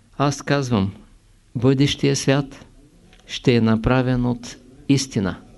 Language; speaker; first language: Bulgarian; native; Bulgarian